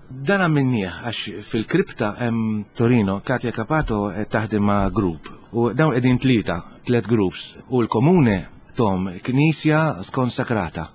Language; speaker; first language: Maltese; early bilingual, heritage; Italian